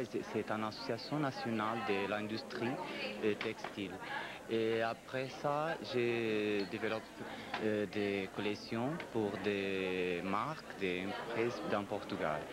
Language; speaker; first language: French; non-native, learner; Portuguese